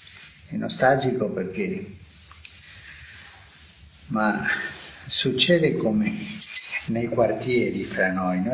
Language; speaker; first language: Italian; non-native, fluent; Spanish